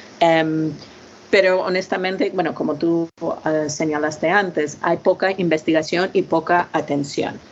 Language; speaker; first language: Spanish; non-native, fluent; English